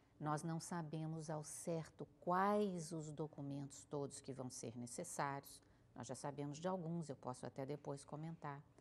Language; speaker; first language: Portuguese; native; Portuguese